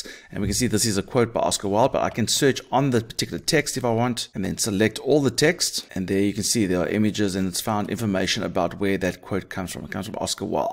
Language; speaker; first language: English; native; English